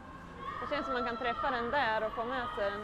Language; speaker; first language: Swedish; native; Swedish